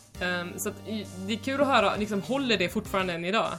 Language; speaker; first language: Swedish; native; Swedish